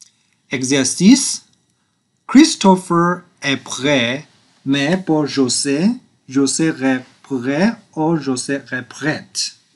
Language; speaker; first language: French; non-native, learner; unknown